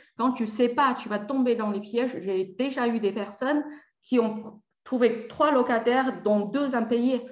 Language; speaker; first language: French; native; French